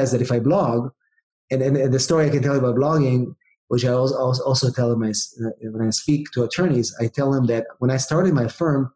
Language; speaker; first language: English; non-native, fluent; Hebrew